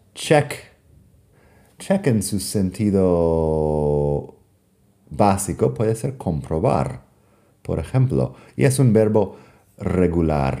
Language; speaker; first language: Spanish; non-native, fluent; English